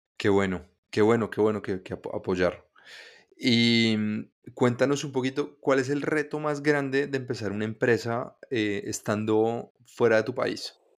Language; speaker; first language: Spanish; native; Spanish